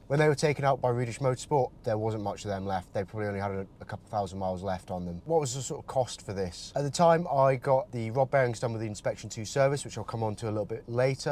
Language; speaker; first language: English; native; English